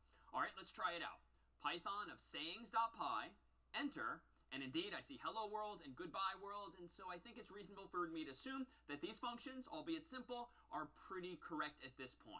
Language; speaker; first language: English; native; English